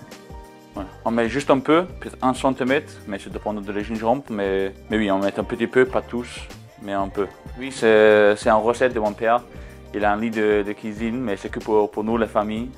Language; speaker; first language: French; non-native, learner; English